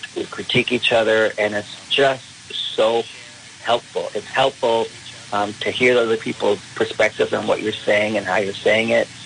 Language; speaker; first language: English; native; English